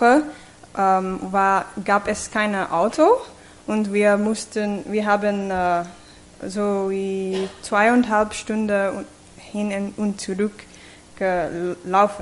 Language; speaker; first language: German; non-native, fluent; English